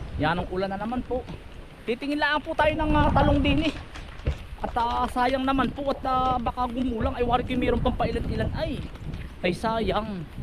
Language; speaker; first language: Filipino; native; Filipino